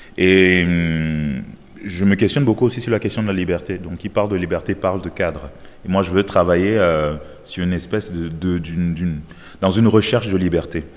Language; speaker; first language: French; non-native, local second language; Basaa